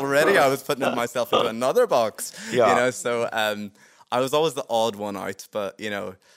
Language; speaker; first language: English; native; English